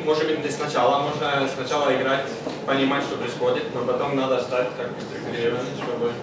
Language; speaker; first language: Russian; non-native, learner; Swedish